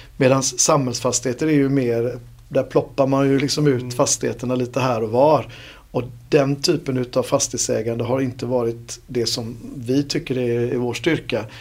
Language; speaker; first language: Swedish; native; Swedish